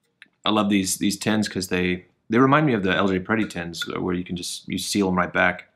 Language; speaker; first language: English; native; English